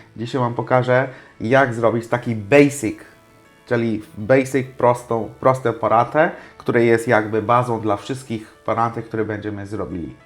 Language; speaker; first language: Polish; non-native, fluent; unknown